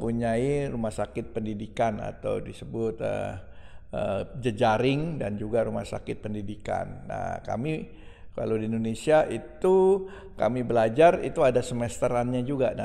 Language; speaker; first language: Indonesian; native; Indonesian